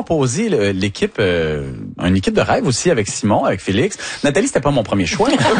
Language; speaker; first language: French; native; French